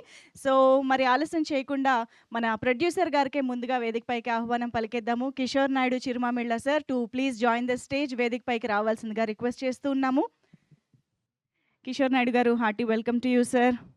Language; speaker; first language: Telugu; native; Telugu